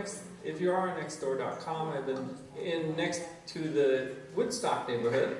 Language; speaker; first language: English; native; English